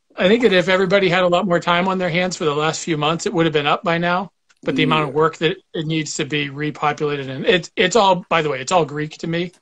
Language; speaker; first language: English; native; English